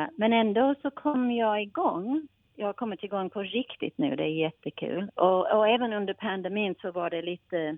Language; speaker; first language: Swedish; non-native, fluent; English